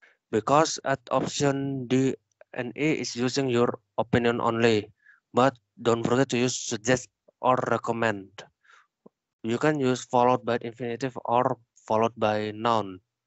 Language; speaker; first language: English; non-native, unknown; Indonesian